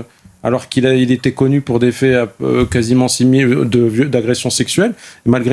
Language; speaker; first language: French; native; French